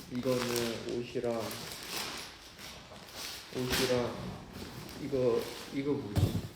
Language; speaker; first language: Korean; non-native, fluent; Chinese